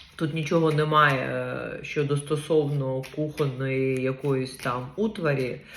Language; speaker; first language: Ukrainian; non-native, local second language; Russian